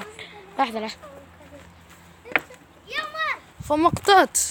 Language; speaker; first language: Arabic; native; Arabic